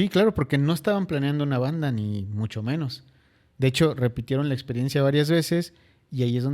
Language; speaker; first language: Spanish; native; Spanish